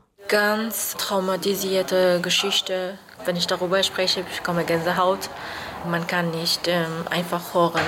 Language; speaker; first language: German; non-native, learner; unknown